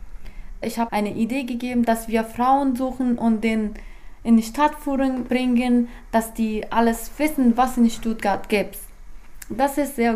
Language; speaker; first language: German; non-native, fluent; Persian